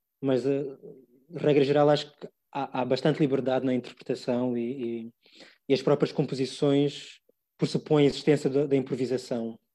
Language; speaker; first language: Portuguese; early bilingual, other home language; English